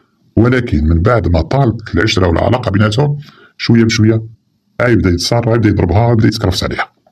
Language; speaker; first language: Arabic; native; Arabic